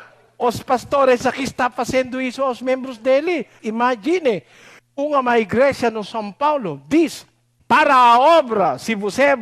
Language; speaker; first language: Portuguese; non-native, learner; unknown